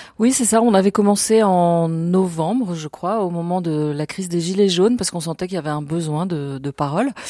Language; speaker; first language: French; native; French